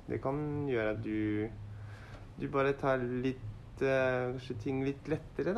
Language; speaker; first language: Norwegian; non-native, learner; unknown